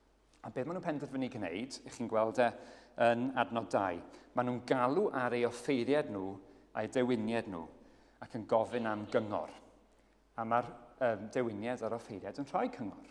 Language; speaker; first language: Welsh; native; Welsh